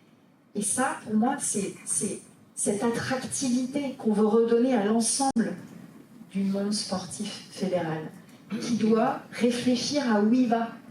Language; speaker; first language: French; native; French